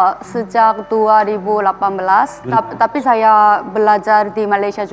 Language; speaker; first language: Indonesian; non-native, fluent; Korean